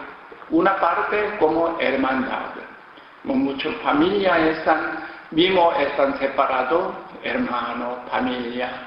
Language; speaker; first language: Spanish; non-native, learner; Korean